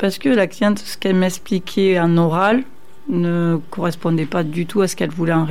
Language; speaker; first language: French; native; French